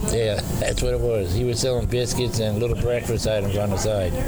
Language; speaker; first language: English; native; English